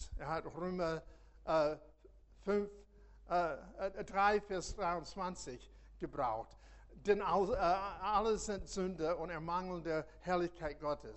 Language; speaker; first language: German; non-native, fluent; English